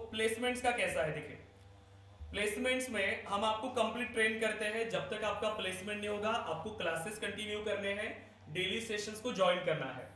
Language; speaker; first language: Hindi; native; Hindi